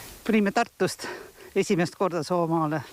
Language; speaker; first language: Estonian; native; Estonian